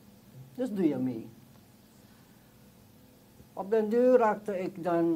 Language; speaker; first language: Dutch; non-native, local second language; Sranan Tongo